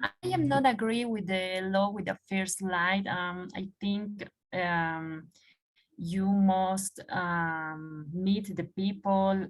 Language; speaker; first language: English; non-native, learner; Spanish